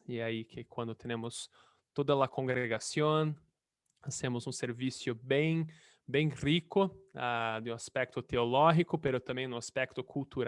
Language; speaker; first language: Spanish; non-native, fluent; Portuguese